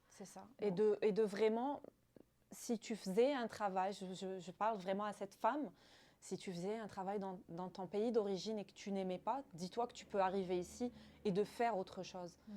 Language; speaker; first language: French; non-native, local second language; Arabic